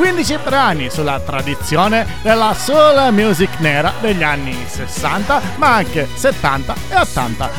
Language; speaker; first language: Italian; native; Italian